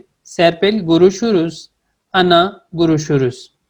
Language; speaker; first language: Turkish; non-native, fluent; Urdu